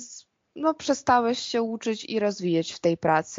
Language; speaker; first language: Polish; non-native, fluent; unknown